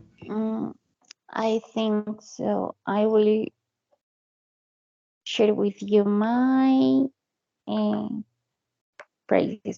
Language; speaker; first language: English; non-native, learner; Spanish